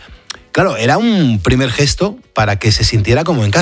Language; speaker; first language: Spanish; native; Spanish